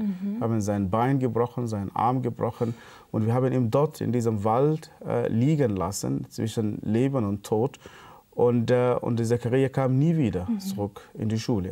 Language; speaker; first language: German; non-native, fluent; Arabic